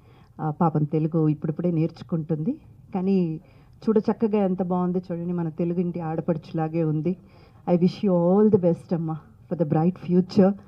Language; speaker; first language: Telugu; native; Telugu